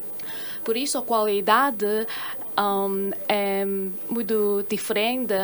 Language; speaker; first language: Portuguese; non-native, fluent; Chinese